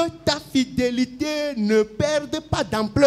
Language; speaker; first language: French; non-native, local second language; Ewe